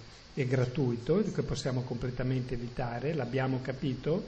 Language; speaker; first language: Italian; native; Italian